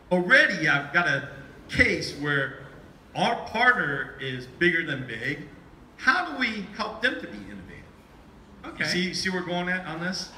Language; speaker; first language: English; early bilingual, other home language; Chinese